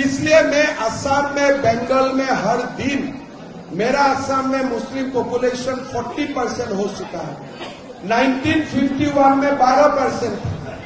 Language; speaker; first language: Hindi; non-native, local second language; Assamese